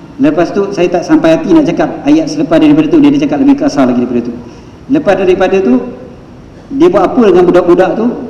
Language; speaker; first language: Malay; native; Malay